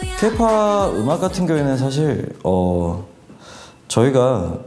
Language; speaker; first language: Korean; native; Korean